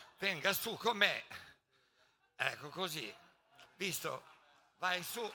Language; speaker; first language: Italian; native; Italian